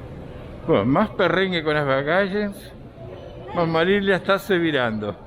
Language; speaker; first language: Portuguese; non-native, fluent; Spanish